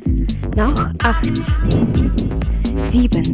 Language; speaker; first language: German; native; German